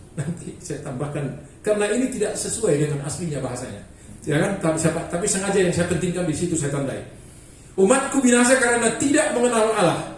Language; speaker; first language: Indonesian; non-native, local second language; Batak Toba